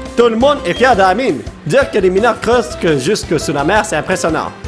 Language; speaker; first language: French; native; French